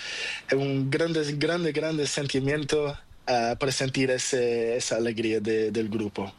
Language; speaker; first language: Spanish; non-native, learner; Portuguese